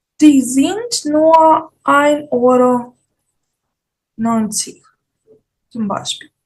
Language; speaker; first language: German; non-native, fluent; Ukrainian